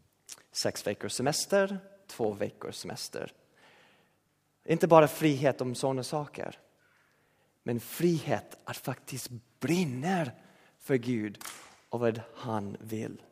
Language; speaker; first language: Swedish; non-native, fluent; English